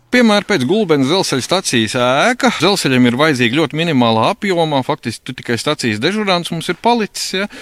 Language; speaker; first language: Latvian; native; Latvian